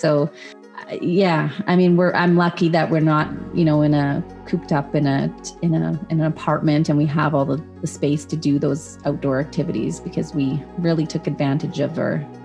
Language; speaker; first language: English; native; English